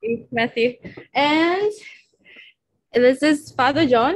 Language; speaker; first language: English; non-native, fluent; Indonesian